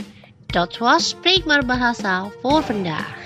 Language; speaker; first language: Dutch; non-native, fluent; Indonesian